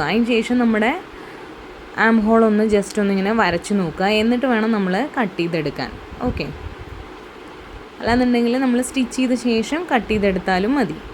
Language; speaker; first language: Malayalam; native; Malayalam